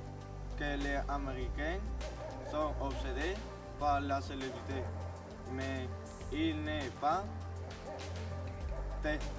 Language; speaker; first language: French; non-native, learner; Spanish